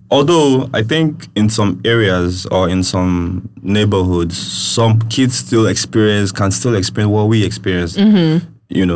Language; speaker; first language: English; non-native, local second language; Yoruba